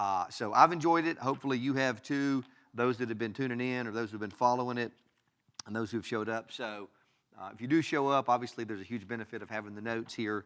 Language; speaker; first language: English; native; English